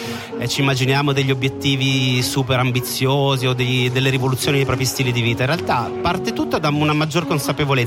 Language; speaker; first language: Italian; native; Italian